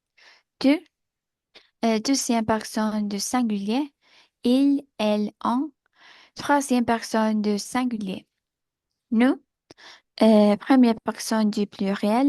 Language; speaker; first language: French; non-native, learner; Spanish